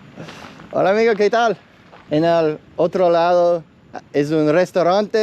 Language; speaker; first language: Spanish; non-native, learner; English